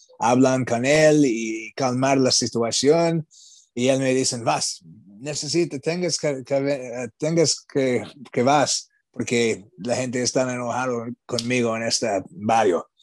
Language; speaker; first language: Spanish; non-native, learner; English